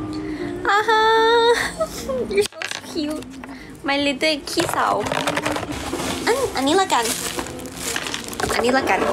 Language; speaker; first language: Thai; native; Thai